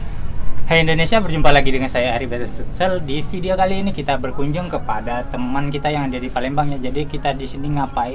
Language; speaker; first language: Indonesian; native; Indonesian